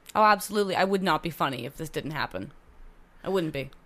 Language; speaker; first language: English; native; English